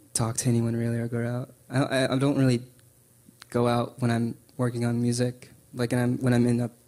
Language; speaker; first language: English; native; English